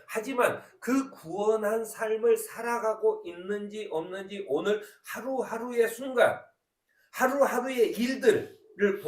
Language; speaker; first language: Korean; native; Korean